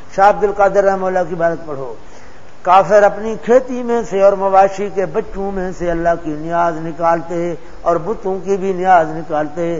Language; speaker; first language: Urdu; non-native, local second language; Saraiki